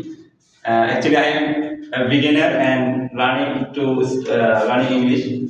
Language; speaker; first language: English; non-native, learner; Bangla